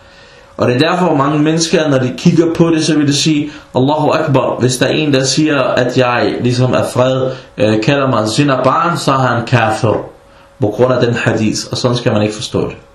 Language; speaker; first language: Danish; non-native, fluent; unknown